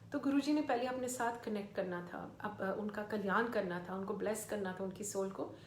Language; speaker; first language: Hindi; early bilingual, other home language; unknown